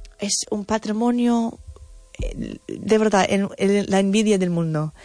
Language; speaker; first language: Spanish; non-native, fluent; English